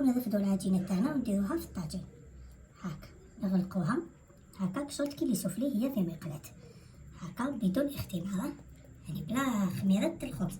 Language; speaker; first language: Arabic; native; Arabic